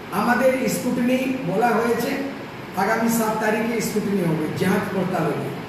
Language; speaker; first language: Bangla; non-native, local second language; Santali